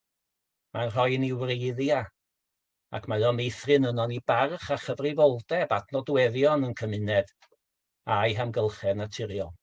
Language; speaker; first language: Welsh; native; Welsh